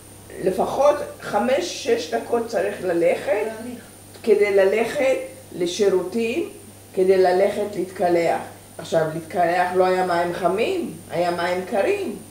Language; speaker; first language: Hebrew; early bilingual, other home language; Persian